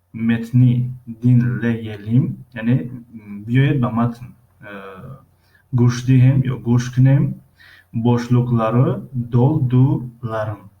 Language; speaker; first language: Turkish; non-native, fluent; Tajik